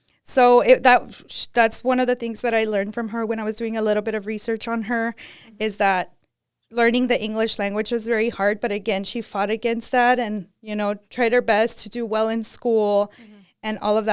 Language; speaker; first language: English; early bilingual, other home language; Spanish